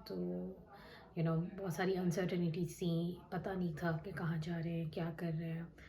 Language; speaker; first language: Urdu; native; Urdu